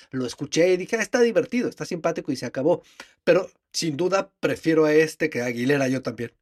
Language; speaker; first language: Spanish; native; Spanish